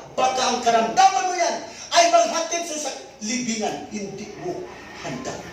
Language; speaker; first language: Filipino; non-native, local second language; Cebuano